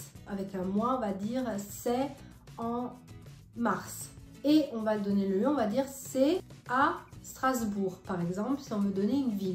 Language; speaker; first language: French; non-native, fluent; Italian